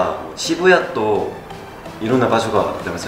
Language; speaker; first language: Japanese; non-native, learner; Korean